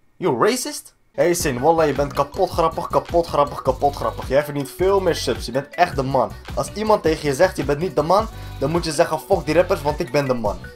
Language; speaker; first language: Dutch; early bilingual, other home language; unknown